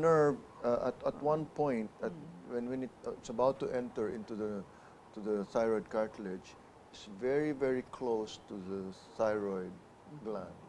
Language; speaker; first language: English; non-native, local second language; Filipino